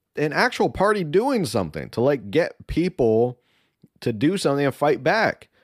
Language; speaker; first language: English; early bilingual, other home language; Spanish